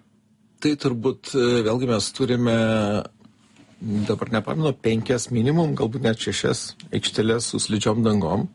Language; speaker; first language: Lithuanian; native; Lithuanian